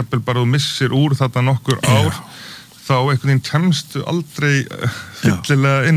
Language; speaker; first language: Icelandic; native; Icelandic